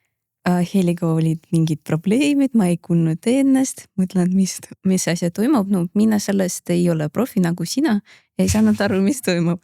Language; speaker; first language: Estonian; non-native, local second language; Russian